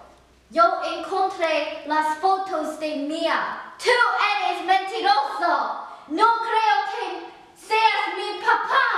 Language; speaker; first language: Spanish; non-native, learner; English